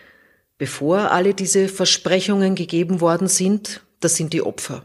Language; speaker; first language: German; native; German